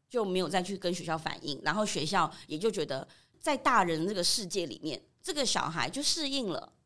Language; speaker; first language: Chinese; early bilingual, other home language; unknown